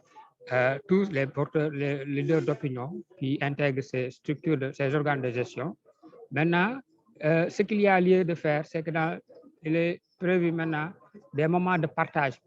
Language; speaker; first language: French; non-native, local second language; Wolof